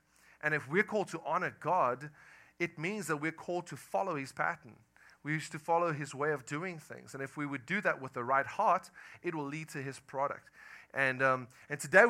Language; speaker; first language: English; non-native, local second language; Afrikaans